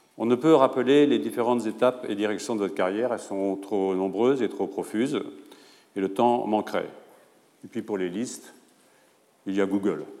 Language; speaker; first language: French; native; French